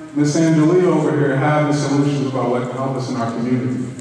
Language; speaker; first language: English; native; English